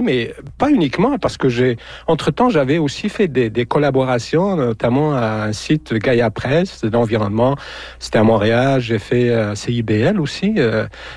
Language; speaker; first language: French; non-native, local second language; Arabic